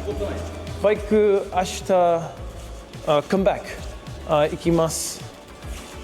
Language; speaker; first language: Japanese; non-native, learner; English